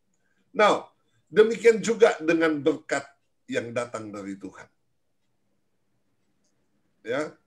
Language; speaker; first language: Indonesian; native; Indonesian